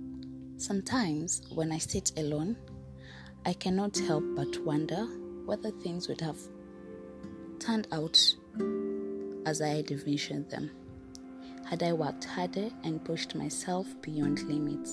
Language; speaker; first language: English; non-native, local second language; Luo (Kenya and Tanzania)